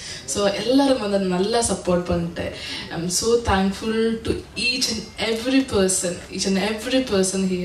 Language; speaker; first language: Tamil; non-native, learner; Malayalam